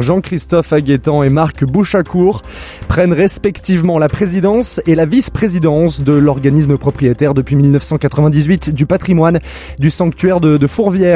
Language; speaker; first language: French; native; French